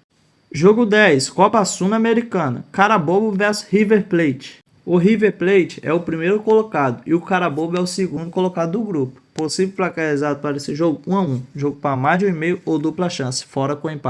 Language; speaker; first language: Portuguese; native; Portuguese